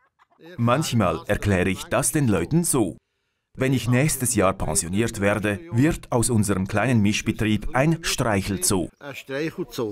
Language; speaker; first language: German; native; German